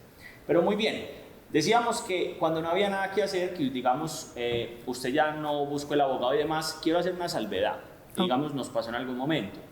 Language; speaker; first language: Spanish; native; Spanish